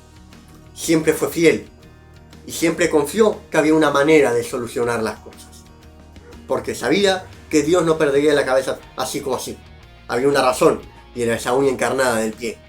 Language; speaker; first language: Spanish; native; Spanish